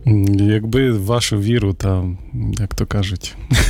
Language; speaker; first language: Ukrainian; native; Ukrainian